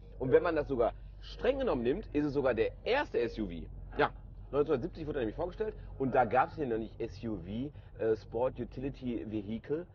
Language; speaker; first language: German; native; German